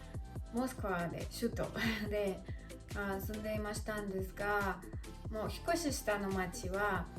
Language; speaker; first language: Japanese; non-native, learner; Russian